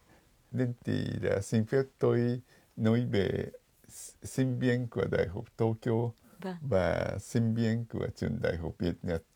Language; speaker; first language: Vietnamese; non-native, fluent; Japanese